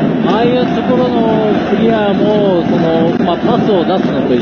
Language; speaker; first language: Japanese; native; Japanese